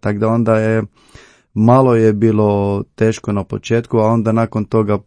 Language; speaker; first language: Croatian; non-native, learner; Arabic